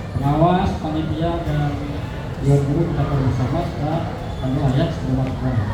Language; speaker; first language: Indonesian; native; Indonesian